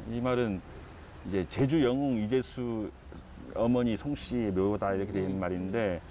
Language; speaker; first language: Korean; native; Korean